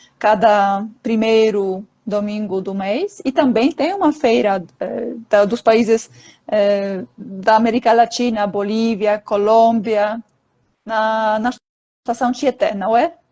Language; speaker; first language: Portuguese; non-native, fluent; Polish